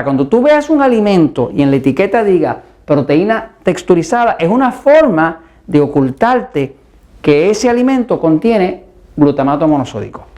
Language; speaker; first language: Spanish; native; Spanish